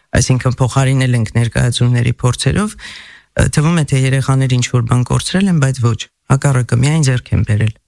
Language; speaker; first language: Armenian; native; Armenian